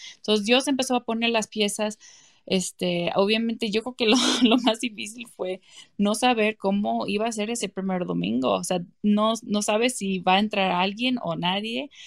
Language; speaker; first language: Spanish; non-native, fluent; English